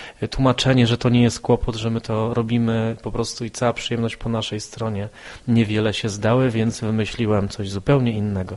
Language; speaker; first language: Polish; native; Polish